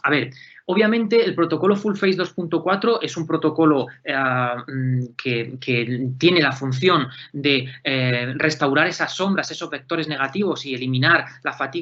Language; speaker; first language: Spanish; native; Spanish